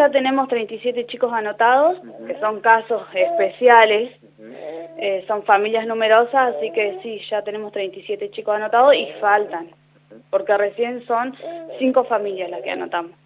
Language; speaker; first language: Spanish; native; Spanish